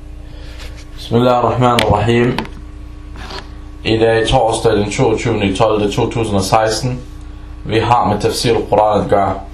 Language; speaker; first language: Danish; non-native, fluent; Arabic